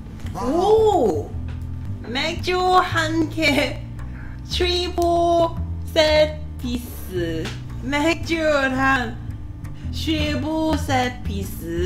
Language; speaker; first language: Korean; non-native, learner; Cantonese